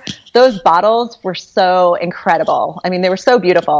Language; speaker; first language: English; native; English